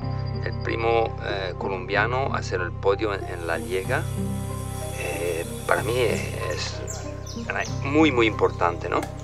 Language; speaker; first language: Spanish; non-native, learner; Italian